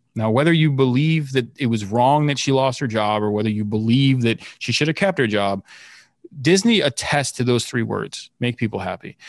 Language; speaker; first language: English; native; English